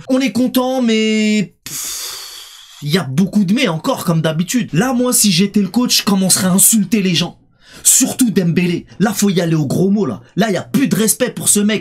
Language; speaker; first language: French; native; French